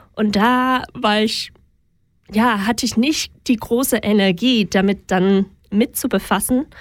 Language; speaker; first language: German; non-native, fluent; English